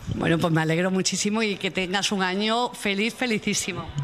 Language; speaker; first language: Spanish; native; Spanish